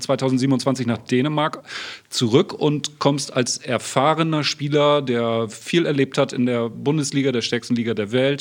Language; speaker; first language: German; native; German